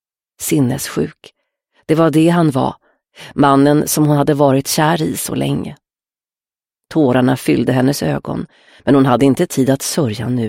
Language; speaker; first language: Swedish; native; Swedish